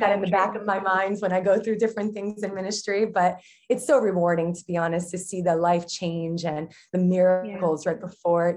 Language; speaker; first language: English; native; English